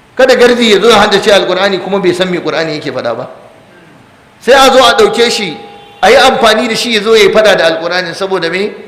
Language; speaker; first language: Hausa; non-native, local second language; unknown